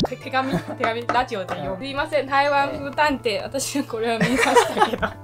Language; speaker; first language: Japanese; non-native, learner; Chinese